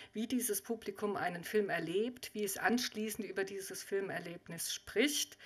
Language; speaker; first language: German; native; German